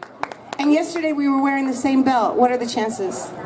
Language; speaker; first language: English; native; English